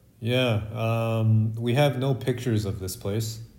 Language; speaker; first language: English; native; English